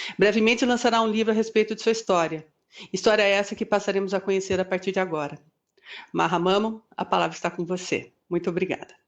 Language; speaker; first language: Portuguese; native; Portuguese